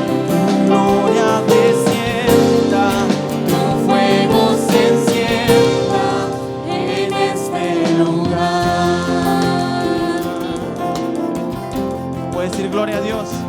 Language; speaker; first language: Spanish; native; Spanish